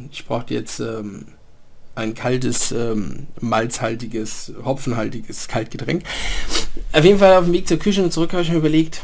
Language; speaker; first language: German; native; German